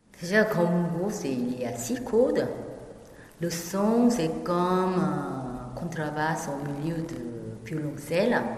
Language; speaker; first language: French; non-native, learner; Korean